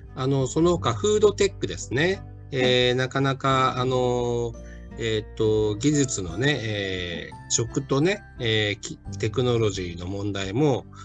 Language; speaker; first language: Japanese; native; Japanese